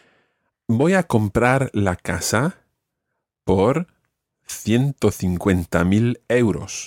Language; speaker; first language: Spanish; non-native, fluent; English